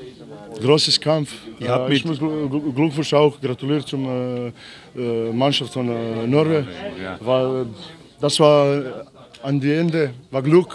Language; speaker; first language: German; non-native, learner; Croatian